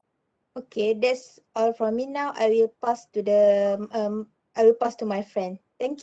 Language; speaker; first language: English; non-native, local second language; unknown